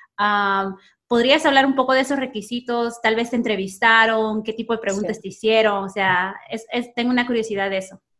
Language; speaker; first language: Spanish; early bilingual, other home language; English